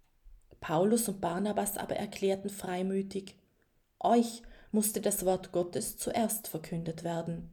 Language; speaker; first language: German; native; German